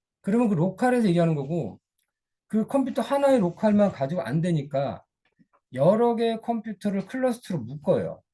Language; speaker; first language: Korean; native; Korean